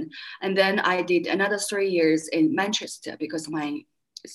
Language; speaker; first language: English; non-native, fluent; Chinese